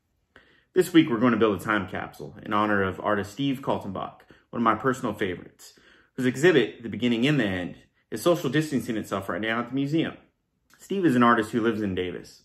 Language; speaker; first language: English; native; English